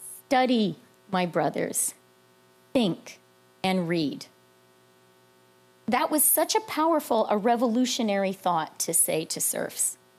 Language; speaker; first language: English; native; English